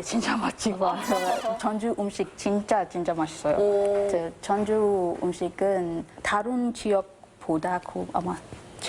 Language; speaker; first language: Korean; non-native, learner; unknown